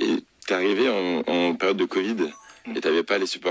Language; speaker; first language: French; native; French